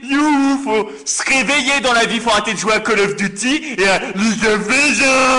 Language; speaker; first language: French; native; French